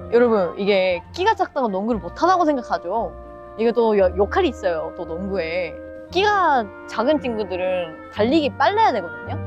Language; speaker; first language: Korean; non-native, fluent; Japanese